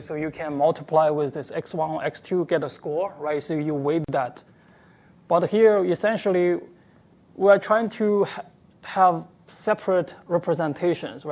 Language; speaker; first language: English; non-native, fluent; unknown